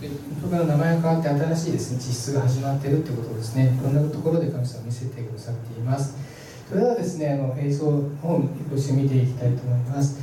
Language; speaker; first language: Japanese; native; Japanese